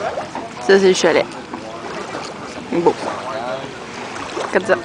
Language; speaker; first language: French; native; French